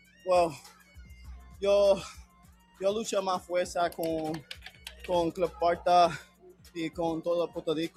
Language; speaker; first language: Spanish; non-native, learner; English